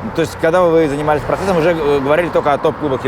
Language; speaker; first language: Russian; native; Russian